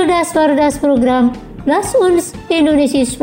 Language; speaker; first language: German; non-native, learner; Indonesian